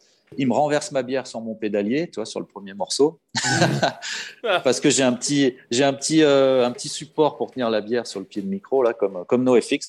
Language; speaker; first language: French; native; French